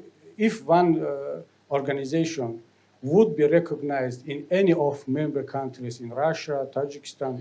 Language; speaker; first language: English; non-native, learner; Tajik